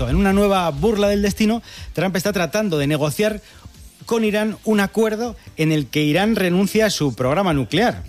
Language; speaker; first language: Spanish; native; Spanish